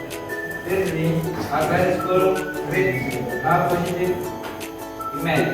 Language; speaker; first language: English; non-native, learner; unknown